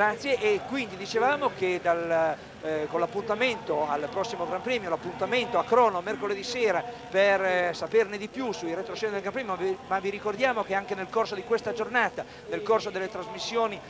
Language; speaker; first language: Italian; native; Italian